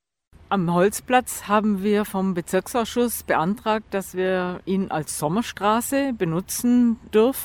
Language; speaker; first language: German; native; German